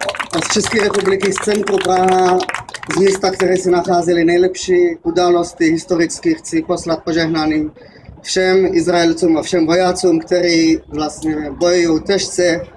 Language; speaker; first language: Czech; non-native, learner; Hebrew